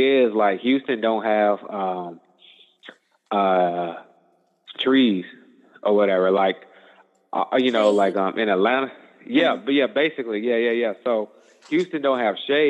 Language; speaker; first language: English; native; English